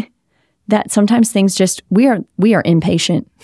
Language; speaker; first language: English; native; English